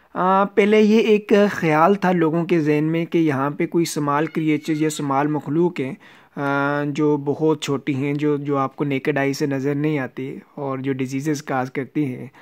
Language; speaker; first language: Urdu; non-native, local second language; Punjabi